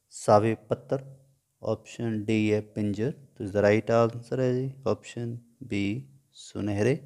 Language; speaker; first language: Hindi; non-native, local second language; Punjabi